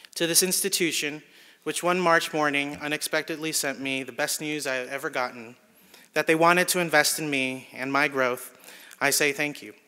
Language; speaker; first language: English; early bilingual, other home language; Spanish